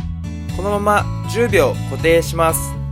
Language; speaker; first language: Japanese; native; Japanese